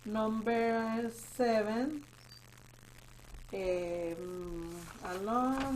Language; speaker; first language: English; non-native, learner; Spanish